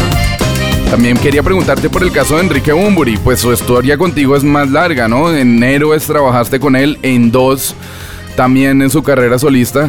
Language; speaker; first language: Spanish; native; Spanish